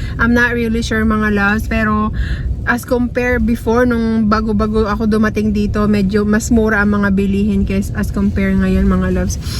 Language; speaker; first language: Filipino; native; Filipino